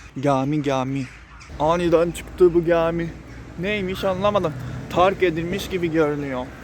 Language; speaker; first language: Turkish; non-native, fluent; Japanese